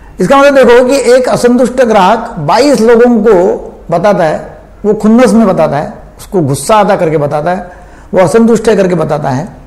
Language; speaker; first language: Hindi; non-native, local second language; Marathi